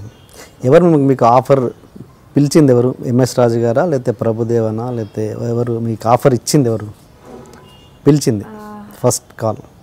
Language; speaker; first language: Telugu; native; Telugu